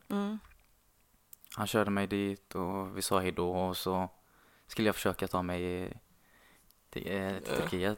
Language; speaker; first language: Swedish; non-native, fluent; Arabic